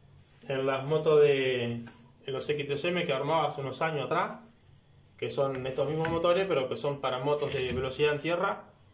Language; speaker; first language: Spanish; native; Spanish